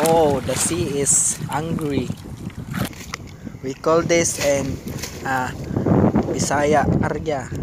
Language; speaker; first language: English; non-native, learner; Cebuano